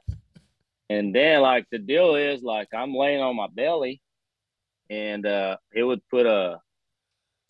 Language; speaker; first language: English; non-native, fluent; Portuguese